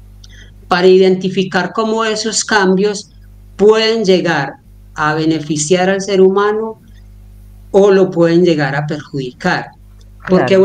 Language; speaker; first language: Spanish; native; Spanish